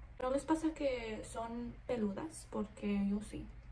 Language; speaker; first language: Spanish; early bilingual, heritage; Spanish